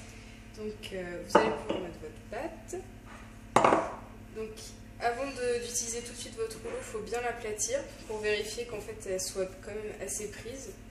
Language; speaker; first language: French; native; French